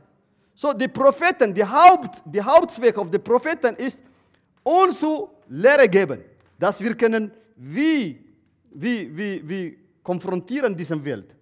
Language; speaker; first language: German; non-native, learner; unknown